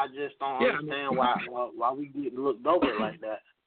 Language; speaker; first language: English; native; English